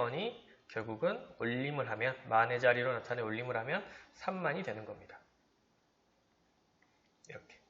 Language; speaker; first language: Korean; native; Korean